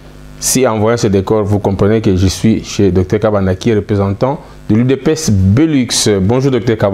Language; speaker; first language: French; non-native, local second language; Lingala